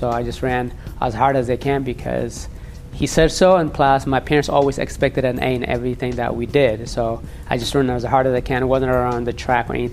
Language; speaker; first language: English; early bilingual, other home language; Tigrinya